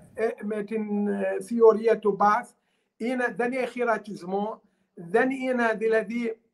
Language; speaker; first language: Greek; non-native, learner; Arabic